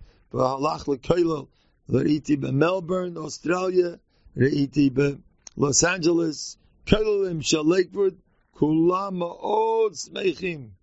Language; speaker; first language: Hebrew; non-native, fluent; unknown